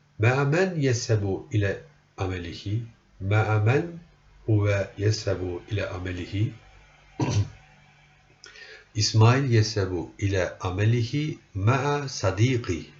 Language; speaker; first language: Arabic; non-native, fluent; Turkish